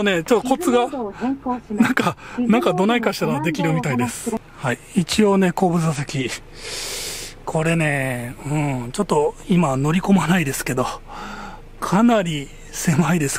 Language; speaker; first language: Japanese; native; Japanese